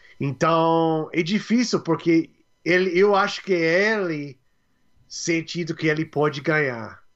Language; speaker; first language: Portuguese; non-native, learner; English